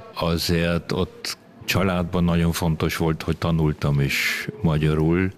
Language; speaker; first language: Hungarian; early bilingual, heritage; Hungarian